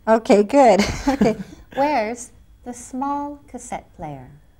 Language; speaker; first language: English; native; English